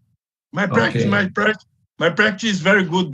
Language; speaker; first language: English; non-native, learner; Portuguese